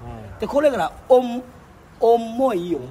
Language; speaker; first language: Japanese; non-native, learner; Thai